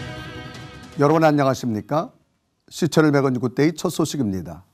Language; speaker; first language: Korean; native; Korean